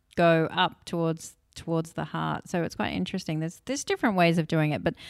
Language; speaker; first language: English; early bilingual, other home language; Hindi